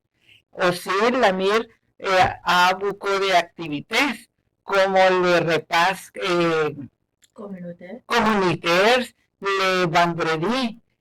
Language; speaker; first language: French; non-native, learner; Spanish